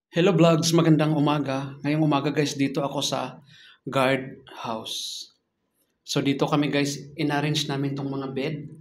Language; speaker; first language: Filipino; non-native, local second language; Cebuano